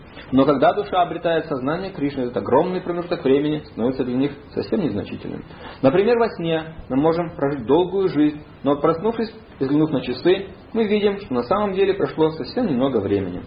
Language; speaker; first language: Russian; native; Russian